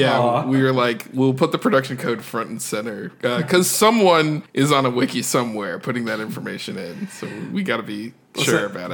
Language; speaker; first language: English; native; English